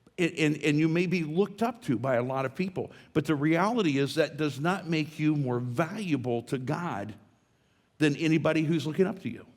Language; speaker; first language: English; native; English